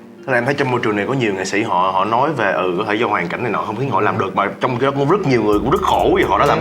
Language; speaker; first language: Vietnamese; native; Vietnamese